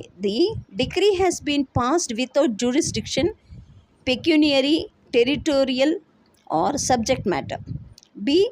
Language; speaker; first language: English; non-native, local second language; Tamil